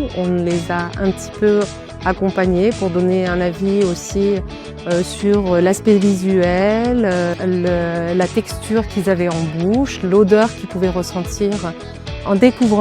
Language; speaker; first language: French; native; French